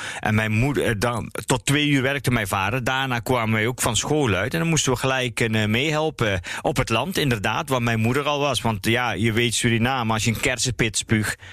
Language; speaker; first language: Dutch; early bilingual, other home language; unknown